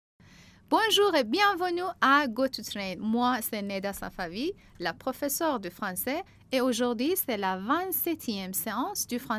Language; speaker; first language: French; non-native, fluent; Persian